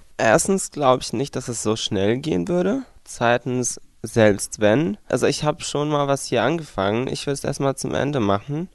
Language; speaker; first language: German; non-native, fluent; Arabic